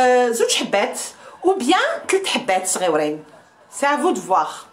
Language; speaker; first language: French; non-native, local second language; Arabic